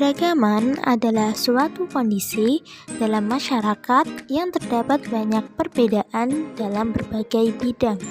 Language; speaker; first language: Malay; non-native, local second language; Javanese